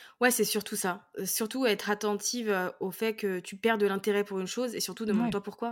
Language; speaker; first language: French; native; French